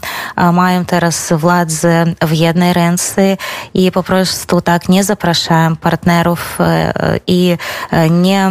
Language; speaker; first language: Polish; non-native, fluent; Belarusian